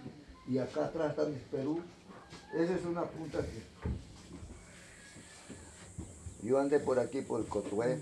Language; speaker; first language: Spanish; non-native, local second language; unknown